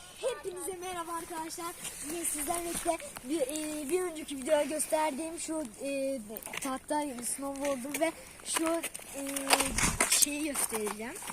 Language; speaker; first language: Turkish; native; Turkish